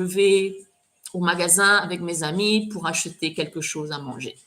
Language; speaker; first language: French; non-native, fluent; English